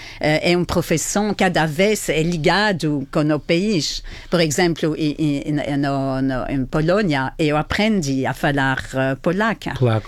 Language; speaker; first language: Portuguese; non-native, learner; French